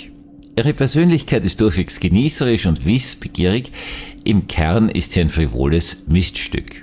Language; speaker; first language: German; native; German